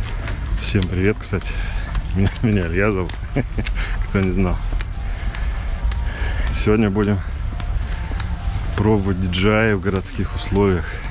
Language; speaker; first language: Russian; native; Russian